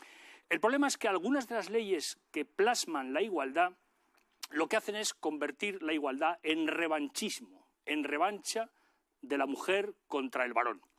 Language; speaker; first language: Spanish; native; Spanish